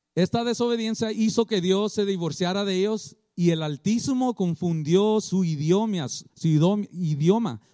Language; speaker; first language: Spanish; early bilingual, heritage; Spanish